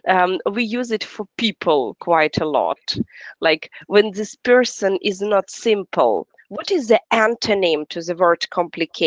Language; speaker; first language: English; non-native, fluent; Russian